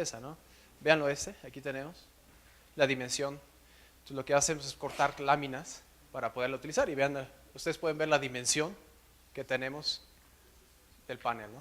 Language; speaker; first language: Spanish; native; Spanish